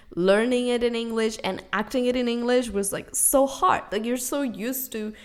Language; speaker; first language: English; non-native, fluent; Spanish